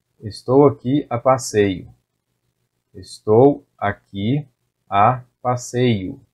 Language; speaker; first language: Portuguese; native; Portuguese